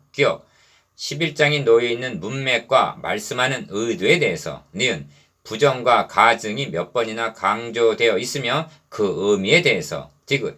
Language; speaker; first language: Korean; native; Korean